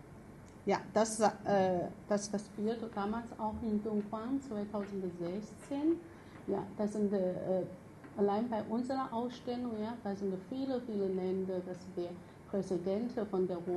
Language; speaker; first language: German; non-native, fluent; Chinese